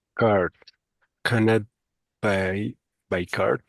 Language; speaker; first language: English; non-native, learner; Spanish